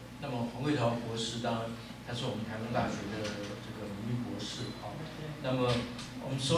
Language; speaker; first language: Chinese; native; Chinese